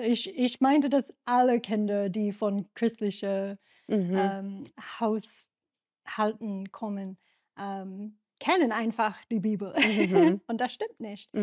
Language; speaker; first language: German; non-native, learner; English